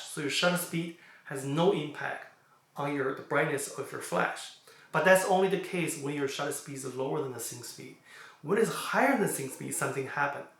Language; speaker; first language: English; non-native, fluent; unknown